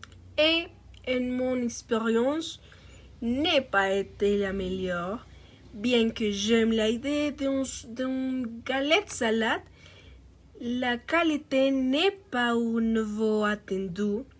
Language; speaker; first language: French; non-native, learner; Spanish